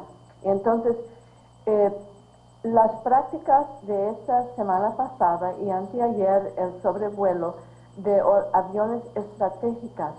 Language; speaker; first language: Spanish; early bilingual, heritage; Spanish